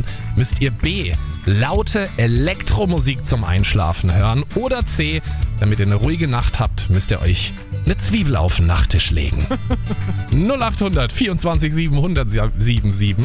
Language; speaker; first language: German; native; German